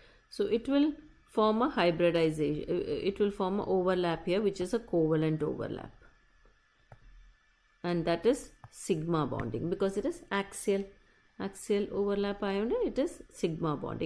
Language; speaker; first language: English; non-native, local second language; Malayalam